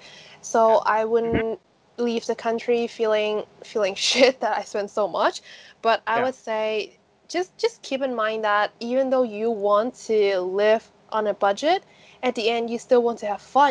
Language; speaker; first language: English; non-native, local second language; Cantonese